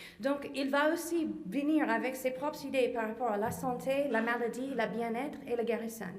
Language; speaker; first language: French; non-native, fluent; English